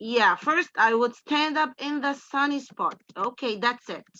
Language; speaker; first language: English; non-native, fluent; Arabic